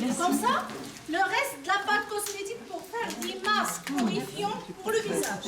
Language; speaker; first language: French; non-native, local second language; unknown